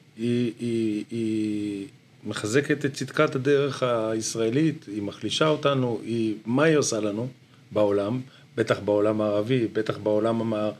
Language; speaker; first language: Hebrew; native; Hebrew